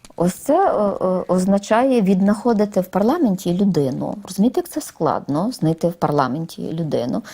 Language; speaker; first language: Ukrainian; native; Ukrainian